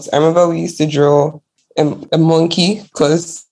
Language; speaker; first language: English; non-native, local second language; Akan